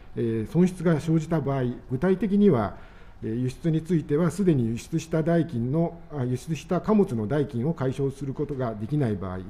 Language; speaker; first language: Japanese; native; Japanese